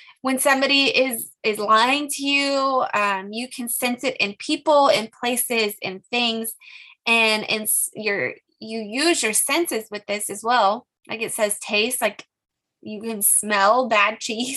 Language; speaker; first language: English; native; English